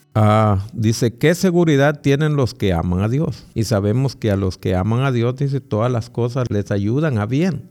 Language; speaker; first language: Spanish; native; Spanish